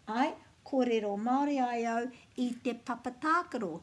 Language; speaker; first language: Māori; non-native, local second language; English